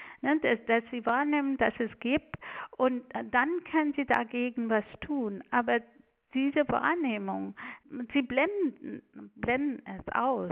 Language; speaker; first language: German; non-native, fluent; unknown